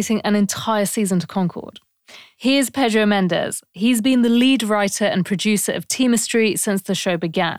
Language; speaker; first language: English; native; English